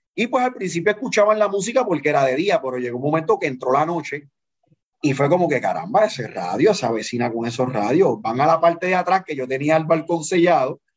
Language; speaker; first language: Spanish; native; Spanish